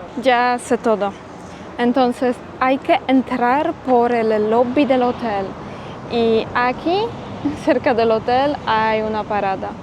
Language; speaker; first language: Spanish; non-native, fluent; Polish